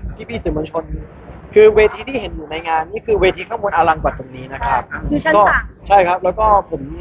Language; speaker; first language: Thai; native; Thai